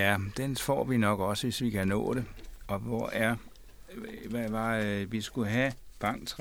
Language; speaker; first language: Danish; native; Danish